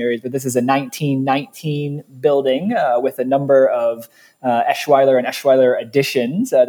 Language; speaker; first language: English; native; English